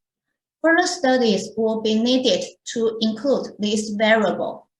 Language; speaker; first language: English; non-native, fluent; Chinese